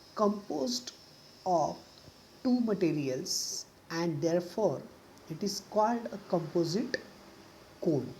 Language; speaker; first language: English; non-native, local second language; Marathi